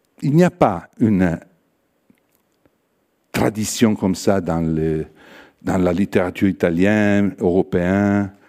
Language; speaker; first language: French; non-native, fluent; Italian